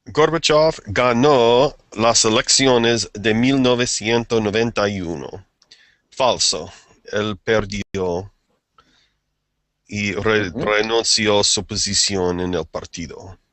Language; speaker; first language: Spanish; non-native, fluent; English